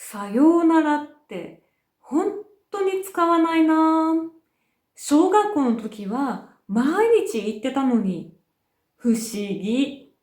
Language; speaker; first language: Japanese; native; Japanese